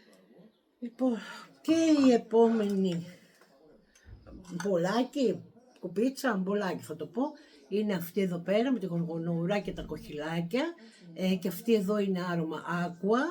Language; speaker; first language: Greek; native; Greek